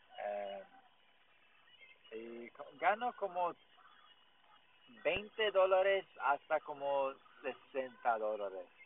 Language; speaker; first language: Spanish; non-native, learner; English